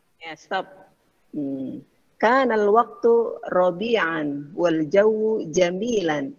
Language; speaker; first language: Arabic; non-native, fluent; Indonesian